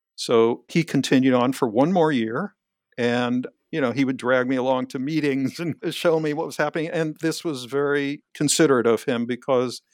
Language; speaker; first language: English; native; English